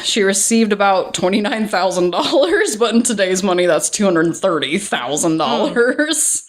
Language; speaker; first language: English; native; English